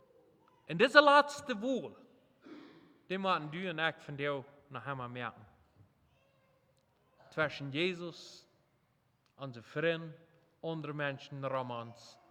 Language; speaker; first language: German; non-native, local second language; Plautdietsch